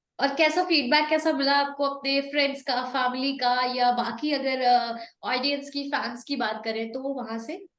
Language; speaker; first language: Hindi; native; Hindi